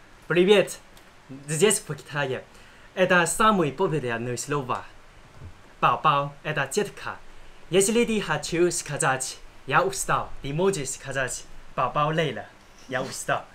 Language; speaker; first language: Russian; non-native, learner; Chinese